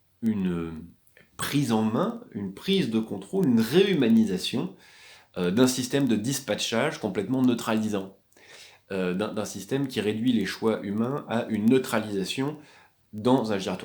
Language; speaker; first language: French; native; French